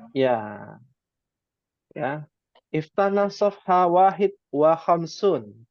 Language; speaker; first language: Arabic; non-native, fluent; Indonesian